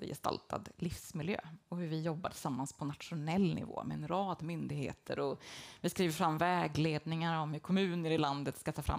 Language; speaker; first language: Swedish; native; Swedish